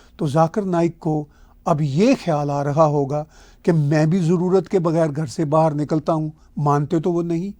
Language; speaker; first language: Urdu; non-native, local second language; Punjabi